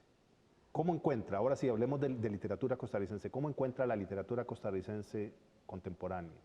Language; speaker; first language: Spanish; native; Spanish